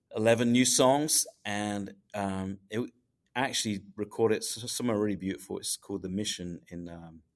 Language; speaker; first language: English; native; English